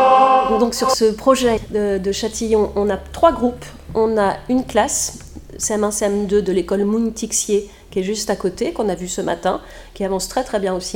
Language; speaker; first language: French; native; French